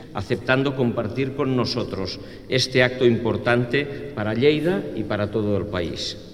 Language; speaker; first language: Spanish; non-native, local second language; Catalan